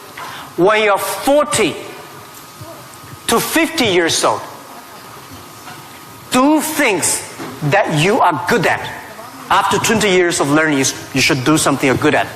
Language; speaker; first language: English; non-native, fluent; Chinese